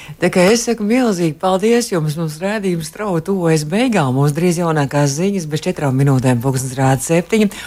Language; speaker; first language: Latvian; native; Latvian